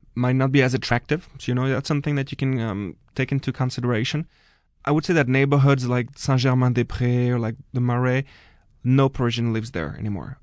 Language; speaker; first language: English; non-native, fluent; French